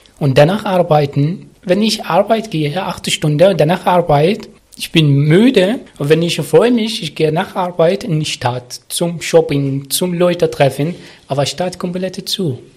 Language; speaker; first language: German; non-native, learner; Arabic